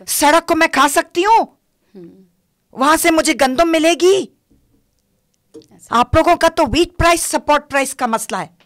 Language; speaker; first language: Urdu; non-native, local second language; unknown